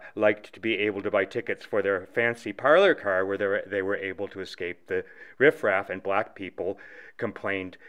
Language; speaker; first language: English; native; English